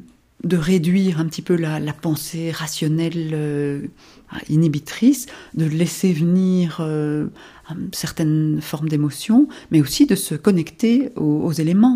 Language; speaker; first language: French; native; French